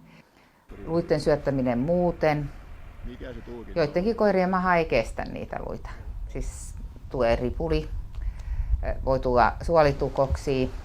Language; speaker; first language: Finnish; native; Finnish